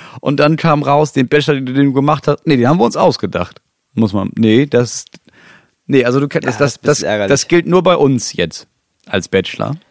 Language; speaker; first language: German; native; German